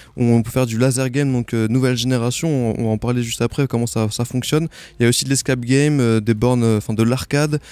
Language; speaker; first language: French; native; French